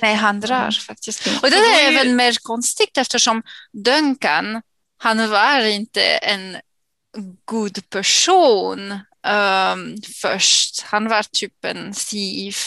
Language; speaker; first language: Swedish; non-native, fluent; English